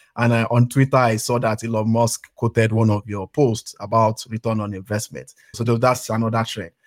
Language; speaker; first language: English; non-native, local second language; Yoruba